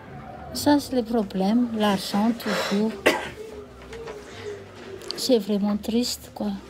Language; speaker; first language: French; non-native, local second language; Malagasy